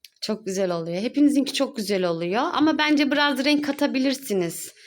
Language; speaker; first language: Turkish; native; Turkish